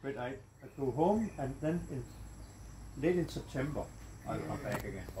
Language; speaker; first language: English; non-native, fluent; Danish